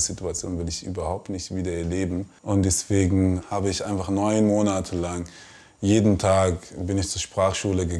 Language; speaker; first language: German; non-native, fluent; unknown